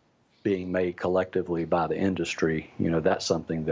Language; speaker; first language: English; native; English